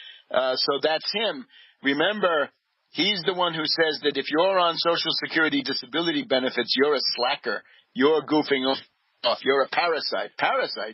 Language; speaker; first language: English; native; English